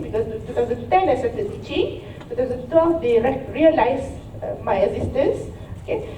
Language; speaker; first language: English; non-native, local second language; Malay